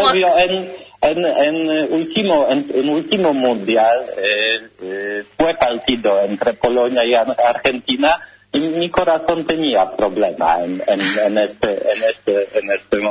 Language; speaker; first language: Spanish; non-native, learner; Polish